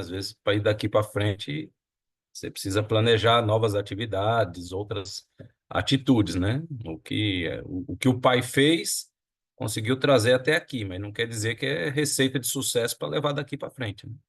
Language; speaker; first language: Portuguese; native; Portuguese